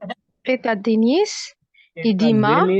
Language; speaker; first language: Russian; non-native, learner; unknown